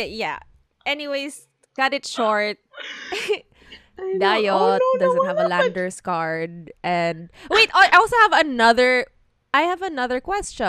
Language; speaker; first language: English; non-native, local second language; Cebuano